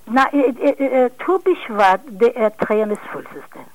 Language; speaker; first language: Danish; non-native, fluent; Hebrew